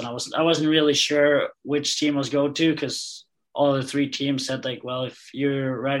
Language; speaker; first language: English; non-native, fluent; Danish